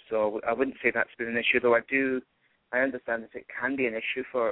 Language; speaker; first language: English; native; English